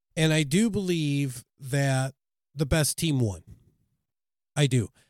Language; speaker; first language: English; native; English